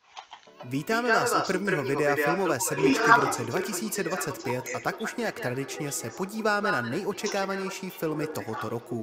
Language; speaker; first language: Czech; native; Czech